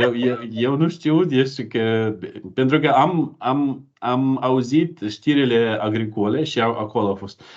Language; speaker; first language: Romanian; non-native, learner; Ukrainian